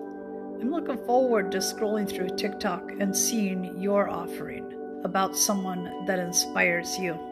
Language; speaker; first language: English; native; English